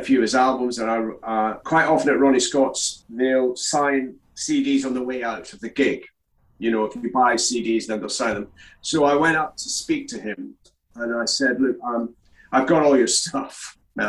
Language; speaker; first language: English; native; English